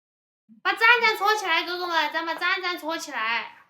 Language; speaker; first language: Chinese; native; Chinese